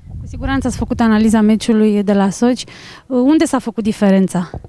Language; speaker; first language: Romanian; native; Romanian